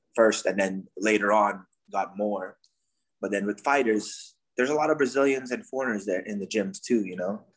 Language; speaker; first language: English; non-native, fluent; Dutch